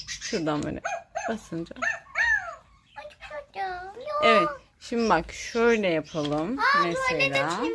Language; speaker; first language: Turkish; native; Turkish